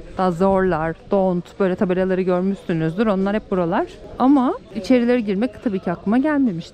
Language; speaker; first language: Turkish; native; Turkish